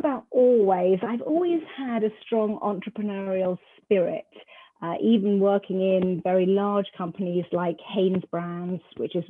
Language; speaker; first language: English; native; English